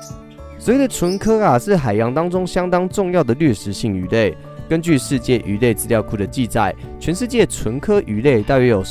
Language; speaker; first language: Chinese; native; Chinese